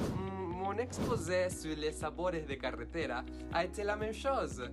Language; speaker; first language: French; non-native, learner; Spanish